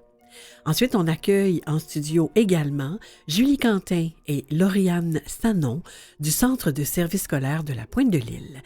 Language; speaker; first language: French; native; French